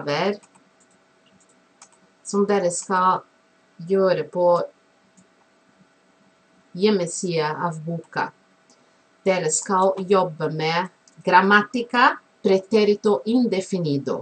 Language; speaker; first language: Norwegian; non-native, fluent; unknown